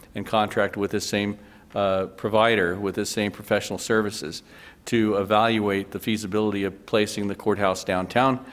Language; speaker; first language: English; native; English